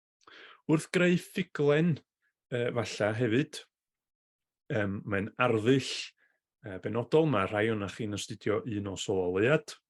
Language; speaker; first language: Welsh; native; Welsh